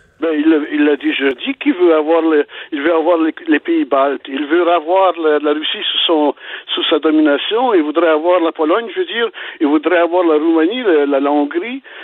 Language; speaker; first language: French; early bilingual, other home language; Ukrainian